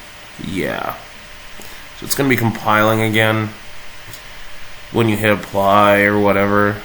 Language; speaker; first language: English; native; English